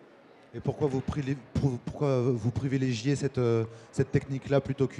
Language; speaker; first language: French; native; French